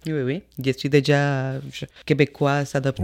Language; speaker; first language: French; non-native, fluent; Spanish